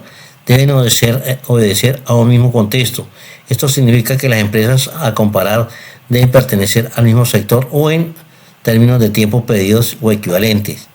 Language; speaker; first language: Spanish; native; Spanish